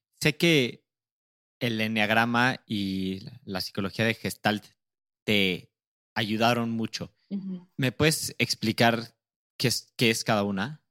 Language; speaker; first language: Spanish; native; Spanish